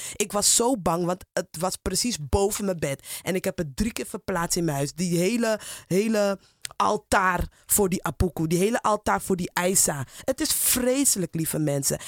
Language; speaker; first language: Dutch; native; Dutch